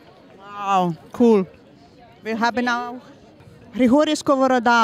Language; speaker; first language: German; non-native, learner; Ukrainian